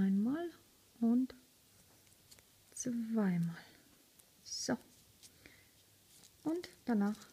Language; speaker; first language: German; non-native, fluent; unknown